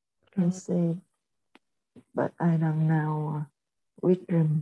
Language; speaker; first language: English; non-native, learner; Vietnamese